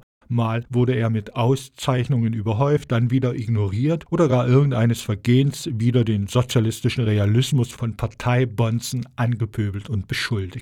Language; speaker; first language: German; native; German